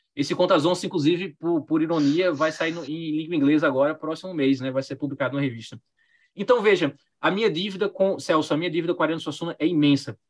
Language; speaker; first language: Portuguese; native; Portuguese